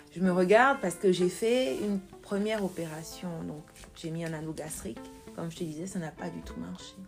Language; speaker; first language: French; native; French